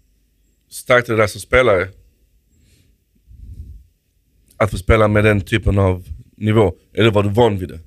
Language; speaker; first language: Swedish; native; Swedish